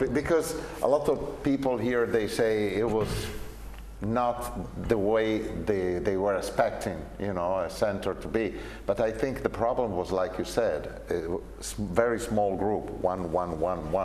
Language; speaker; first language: English; non-native, fluent; Italian